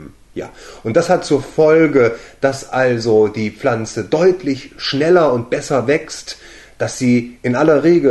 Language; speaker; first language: German; native; German